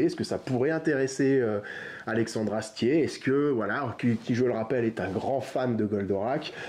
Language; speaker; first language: French; native; French